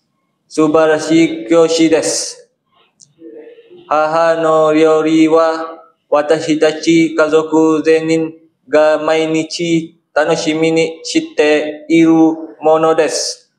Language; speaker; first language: Japanese; non-native, learner; Malay